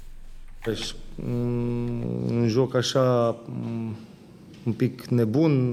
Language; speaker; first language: Romanian; native; Romanian